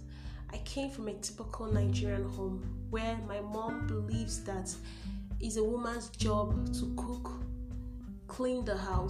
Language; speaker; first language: English; non-native, local second language; Igbo